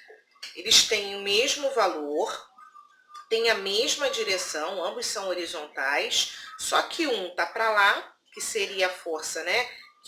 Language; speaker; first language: Portuguese; native; Portuguese